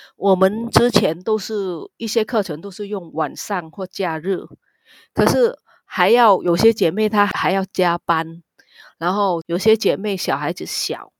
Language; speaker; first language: Chinese; non-native, fluent; Vietnamese